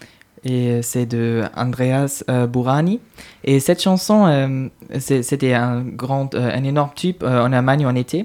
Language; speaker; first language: French; non-native, fluent; German